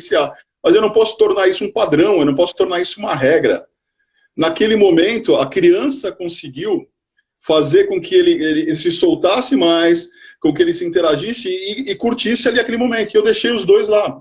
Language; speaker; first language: Portuguese; native; Portuguese